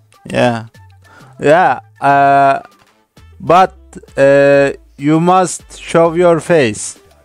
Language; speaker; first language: English; non-native, learner; Turkish